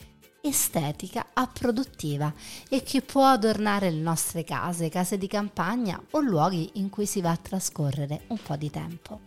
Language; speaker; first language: Italian; native; Italian